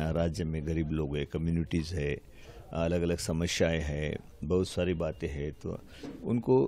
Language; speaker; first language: Hindi; non-native, local second language; Marathi